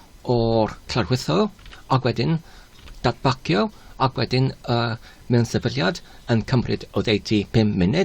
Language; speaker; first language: Welsh; non-native, fluent; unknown